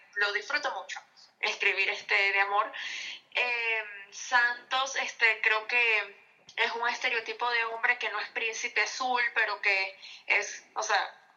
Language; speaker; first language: Spanish; native; Spanish